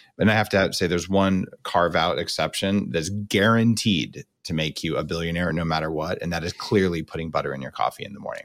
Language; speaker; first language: English; native; English